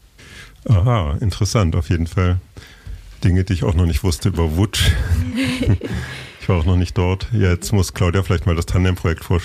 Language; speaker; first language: German; native; German